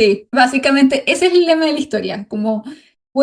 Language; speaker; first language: Spanish; native; Spanish